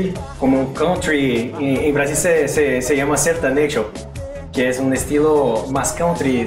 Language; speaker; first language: Spanish; non-native, learner; Portuguese